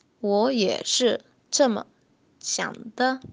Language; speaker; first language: Chinese; non-native, learner; Spanish